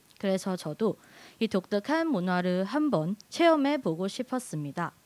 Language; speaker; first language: Korean; non-native, fluent; Cantonese